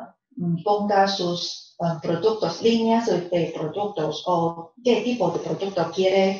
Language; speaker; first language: Spanish; non-native, fluent; Chinese